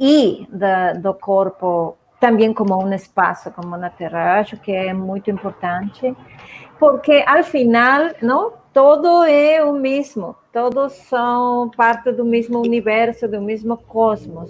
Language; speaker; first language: Portuguese; non-native, fluent; Spanish